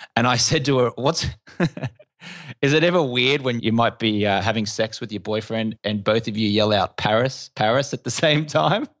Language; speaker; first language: English; native; English